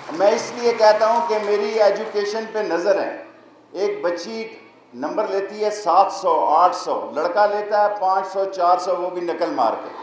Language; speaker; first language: Urdu; non-native, local second language; Punjabi